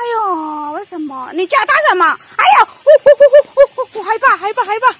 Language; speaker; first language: Chinese; non-native, learner; Indonesian